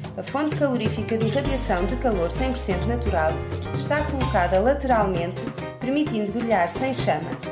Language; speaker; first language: Portuguese; native; Portuguese